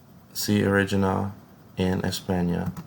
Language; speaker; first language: Spanish; non-native, learner; English